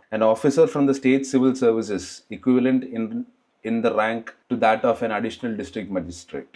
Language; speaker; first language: English; non-native, local second language; Malayalam